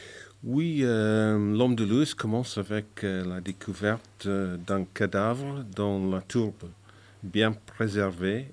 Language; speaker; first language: French; non-native, fluent; English